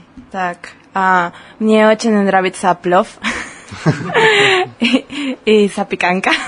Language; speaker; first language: Russian; non-native, learner; Spanish